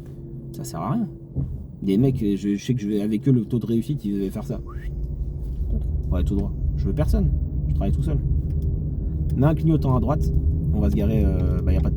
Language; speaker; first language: French; native; French